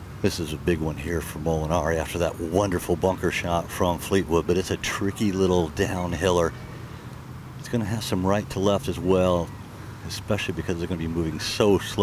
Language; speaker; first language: English; native; English